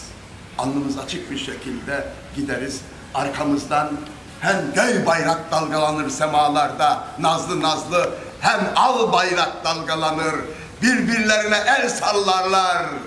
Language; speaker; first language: Turkish; native; Turkish